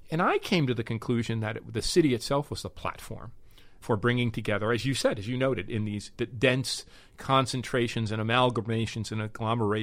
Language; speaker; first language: English; native; English